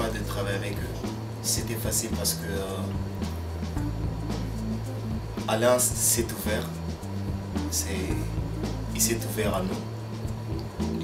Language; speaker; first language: French; non-native, local second language; Lingala